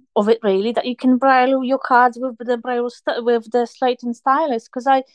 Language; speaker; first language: English; non-native, fluent; Polish